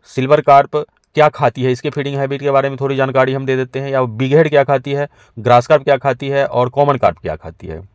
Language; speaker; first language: Hindi; native; Hindi